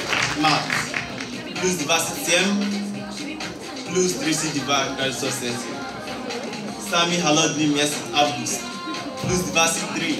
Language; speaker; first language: Russian; non-native, learner; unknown